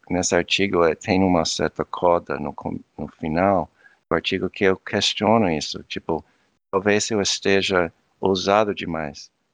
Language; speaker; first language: Portuguese; non-native, fluent; English